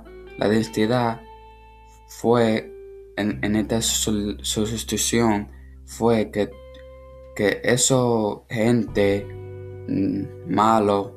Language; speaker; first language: Spanish; non-native, learner; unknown